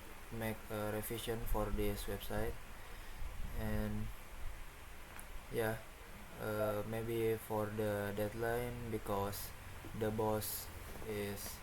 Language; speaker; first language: English; non-native, learner; Indonesian